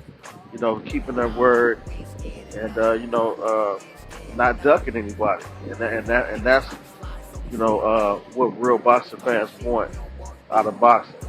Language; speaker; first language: English; native; English